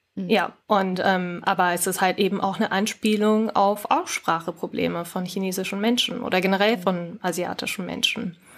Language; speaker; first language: German; early bilingual, other home language; Japanese